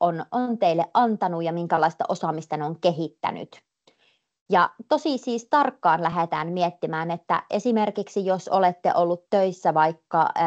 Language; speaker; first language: Finnish; native; Finnish